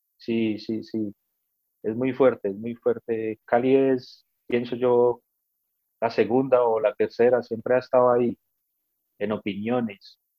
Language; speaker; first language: Spanish; native; Spanish